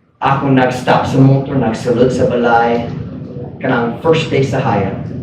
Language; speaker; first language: Cebuano; non-native, fluent; English